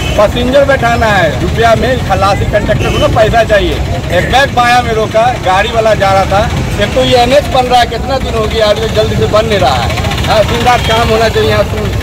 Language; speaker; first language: Hindi; native; Hindi